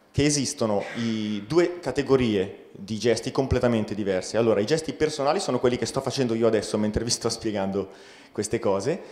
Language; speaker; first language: Italian; native; Italian